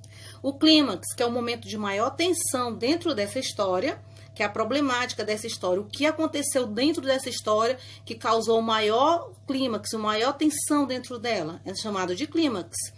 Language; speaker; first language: Portuguese; native; Portuguese